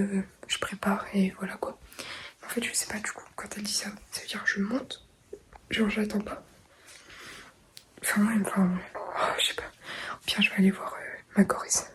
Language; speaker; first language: French; native; French